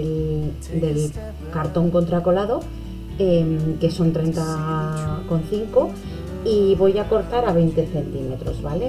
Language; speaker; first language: Spanish; native; Spanish